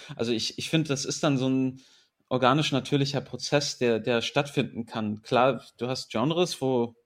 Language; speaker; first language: German; native; German